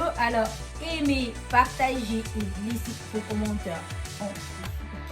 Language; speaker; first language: French; non-native, fluent; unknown